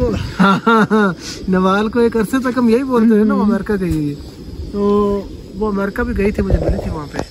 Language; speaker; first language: Urdu; native; Urdu